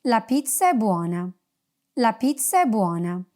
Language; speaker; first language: Italian; non-native, fluent; English